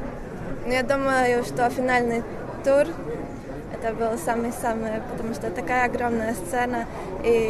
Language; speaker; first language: Russian; non-native, fluent; Latvian